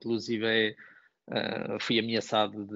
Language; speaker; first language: Portuguese; native; Portuguese